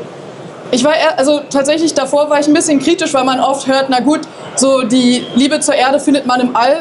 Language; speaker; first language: German; native; German